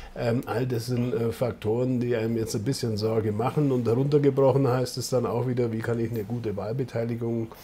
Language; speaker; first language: German; native; German